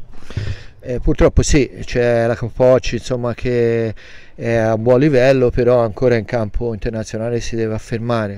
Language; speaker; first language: Italian; native; Italian